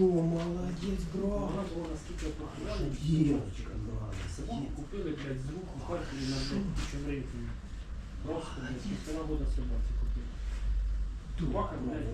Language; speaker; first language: Russian; non-native, local second language; Ukrainian